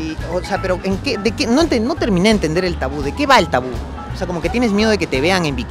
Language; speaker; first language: Spanish; native; Spanish